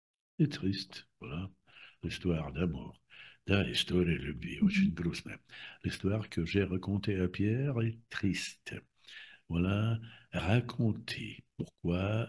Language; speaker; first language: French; non-native, fluent; Russian